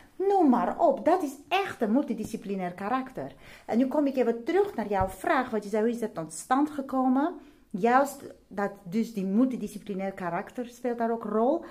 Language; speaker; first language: Dutch; non-native, fluent; Armenian